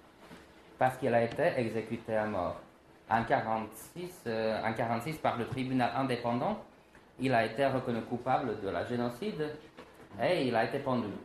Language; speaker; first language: French; non-native, fluent; Slovak